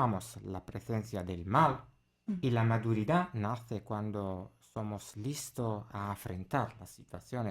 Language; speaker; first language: Spanish; non-native, fluent; Italian